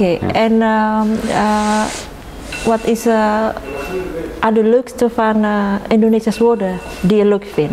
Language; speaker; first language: Dutch; non-native, learner; Indonesian